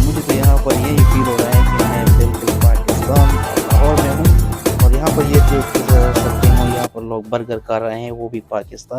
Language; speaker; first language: Hindi; non-native, local second language; Punjabi